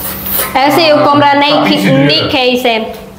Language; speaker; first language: Portuguese; non-native, learner; Vietnamese